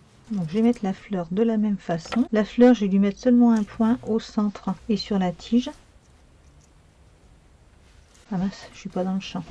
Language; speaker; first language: French; native; French